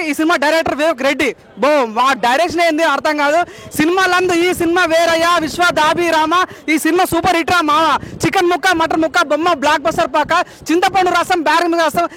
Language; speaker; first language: Telugu; native; Telugu